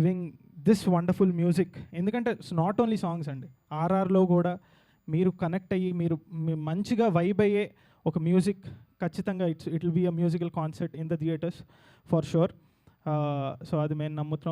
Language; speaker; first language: Telugu; native; Telugu